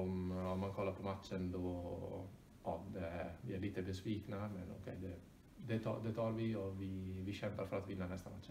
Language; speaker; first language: Swedish; non-native, fluent; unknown